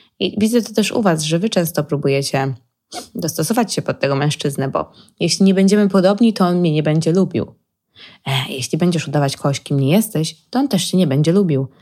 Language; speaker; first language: Polish; early bilingual, heritage; Polish